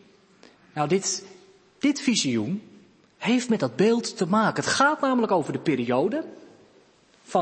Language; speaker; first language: Dutch; native; Dutch